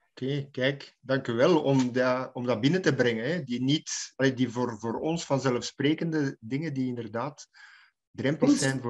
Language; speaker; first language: Dutch; native; Dutch